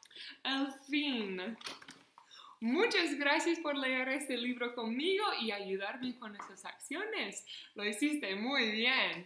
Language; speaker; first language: Spanish; non-native, fluent; English